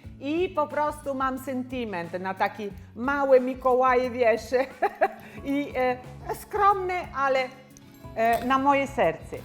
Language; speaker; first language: Polish; non-native, learner; Italian